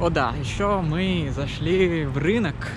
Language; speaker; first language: Russian; non-native, learner; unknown